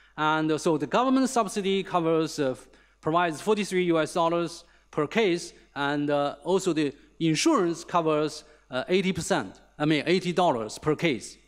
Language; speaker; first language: English; non-native, fluent; Chinese